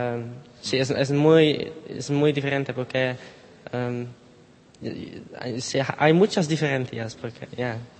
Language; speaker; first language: Spanish; non-native, learner; Dutch